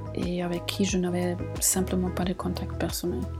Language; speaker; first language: French; non-native, fluent; German